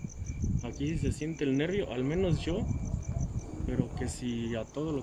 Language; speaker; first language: Spanish; native; Spanish